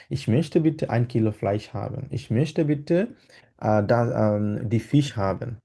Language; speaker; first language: German; non-native, fluent; Bangla